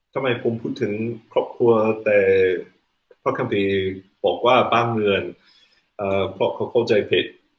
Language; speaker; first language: Thai; non-native, fluent; English